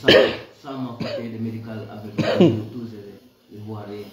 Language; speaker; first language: French; non-native, learner; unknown